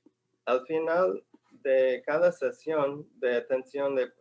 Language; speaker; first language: Spanish; non-native, fluent; English